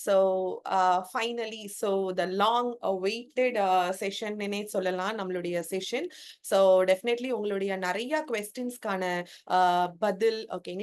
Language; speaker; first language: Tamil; native; Tamil